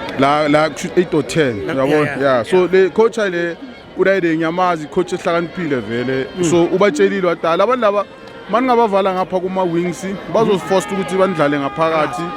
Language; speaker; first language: Zulu; native; Zulu